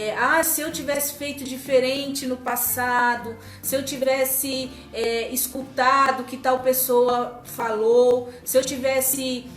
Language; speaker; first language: Portuguese; native; Portuguese